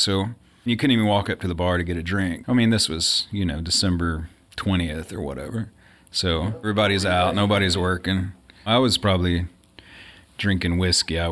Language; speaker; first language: English; native; English